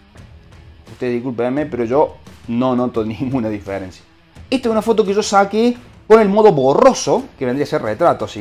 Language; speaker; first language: Spanish; native; Spanish